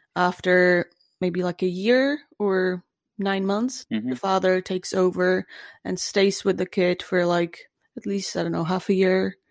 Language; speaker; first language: English; non-native, fluent; Czech